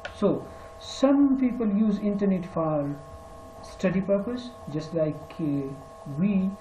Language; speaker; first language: English; non-native, fluent; Persian